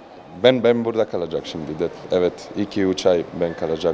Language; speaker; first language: Turkish; non-native, learner; Slovenian